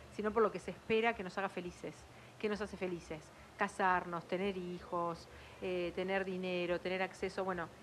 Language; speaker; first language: Spanish; native; Spanish